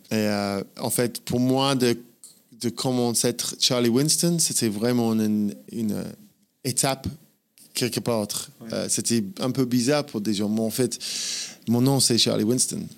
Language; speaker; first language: French; non-native, fluent; English